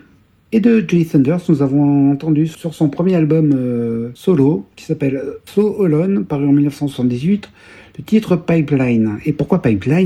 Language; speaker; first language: French; native; French